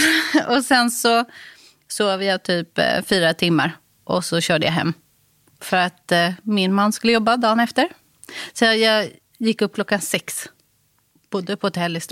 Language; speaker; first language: Swedish; native; Swedish